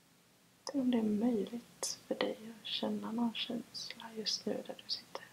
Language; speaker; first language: Swedish; native; Swedish